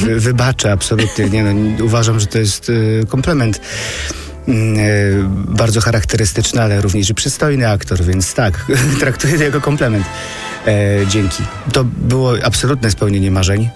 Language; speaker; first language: Polish; native; Polish